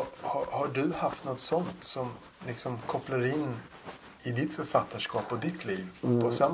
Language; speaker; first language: Swedish; native; Swedish